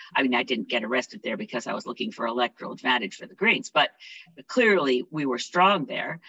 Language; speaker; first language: English; native; English